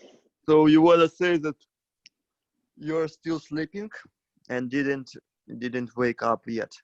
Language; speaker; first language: English; non-native, learner; Russian